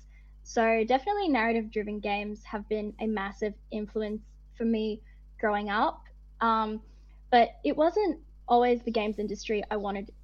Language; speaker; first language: English; native; English